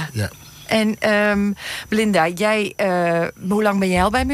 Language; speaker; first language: Dutch; native; Dutch